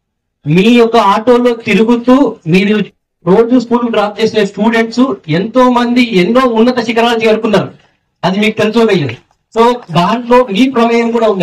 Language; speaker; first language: Telugu; native; Telugu